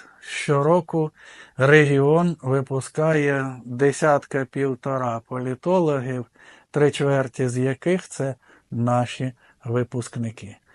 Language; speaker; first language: Ukrainian; native; Ukrainian